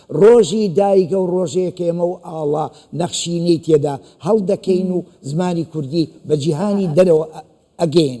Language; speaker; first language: Central Kurdish; native; Central Kurdish